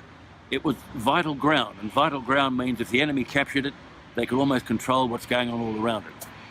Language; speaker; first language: English; native; English